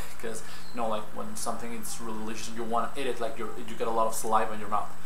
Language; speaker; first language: English; non-native, fluent; Spanish